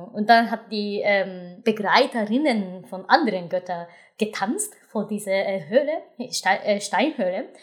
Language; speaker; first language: German; non-native, fluent; Japanese